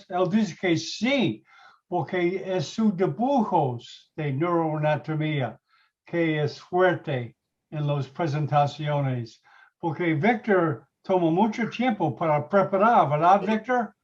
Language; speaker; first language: Spanish; non-native, learner; English